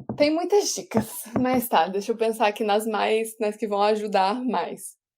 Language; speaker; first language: Portuguese; native; Portuguese